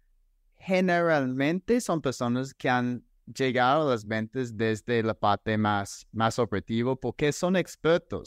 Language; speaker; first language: Spanish; non-native, fluent; English